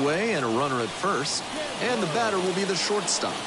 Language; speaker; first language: English; native; English